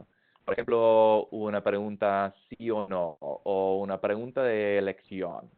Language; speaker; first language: Spanish; non-native, fluent; English